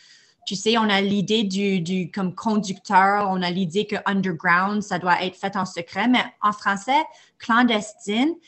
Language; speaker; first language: French; non-native, fluent; English